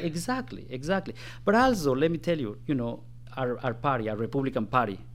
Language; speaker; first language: English; non-native, fluent; Spanish